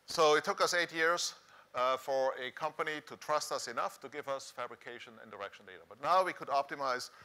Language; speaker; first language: English; non-native, fluent; Swiss German